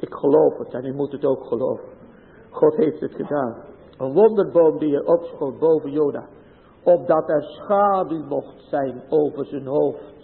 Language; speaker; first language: Dutch; native; Dutch